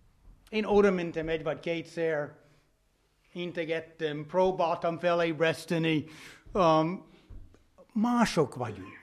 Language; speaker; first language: Hungarian; non-native, fluent; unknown